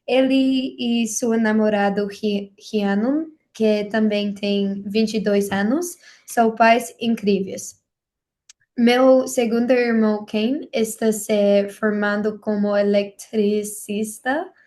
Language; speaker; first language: Portuguese; non-native, learner; English